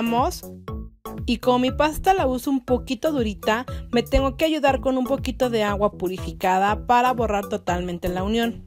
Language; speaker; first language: Spanish; native; Spanish